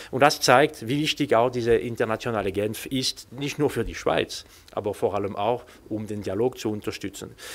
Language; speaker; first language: German; non-native, local second language; French